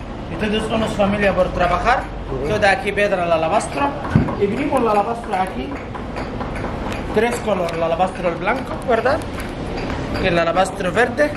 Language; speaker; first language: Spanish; non-native, learner; Arabic